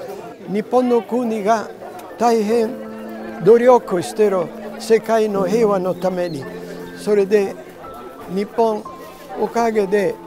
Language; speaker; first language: Japanese; non-native, learner; Italian